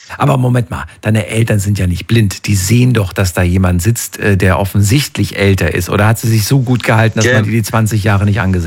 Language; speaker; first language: German; native; German